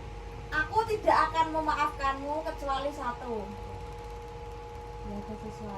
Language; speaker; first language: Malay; non-native, local second language; Javanese